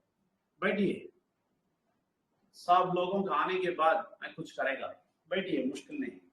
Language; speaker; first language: Hindi; non-native, local second language; Telugu